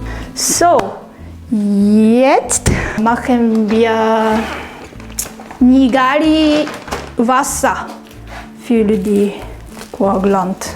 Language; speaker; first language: German; non-native, learner; Japanese